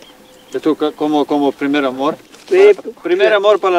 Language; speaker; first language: Spanish; non-native, learner; Serbian